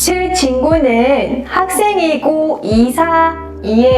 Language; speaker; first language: Korean; non-native, fluent; Mongolian